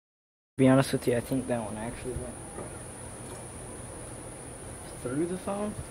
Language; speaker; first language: English; native; English